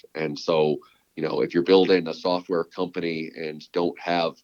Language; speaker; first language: English; native; English